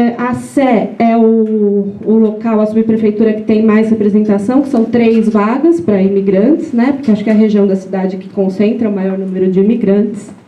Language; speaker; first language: Portuguese; native; Portuguese